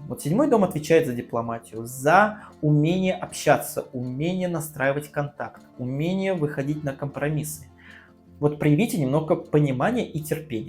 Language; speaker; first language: Russian; native; Russian